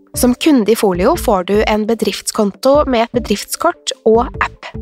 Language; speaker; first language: Norwegian; native; Norwegian